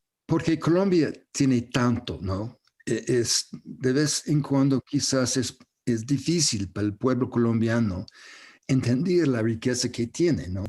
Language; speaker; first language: Spanish; non-native, fluent; English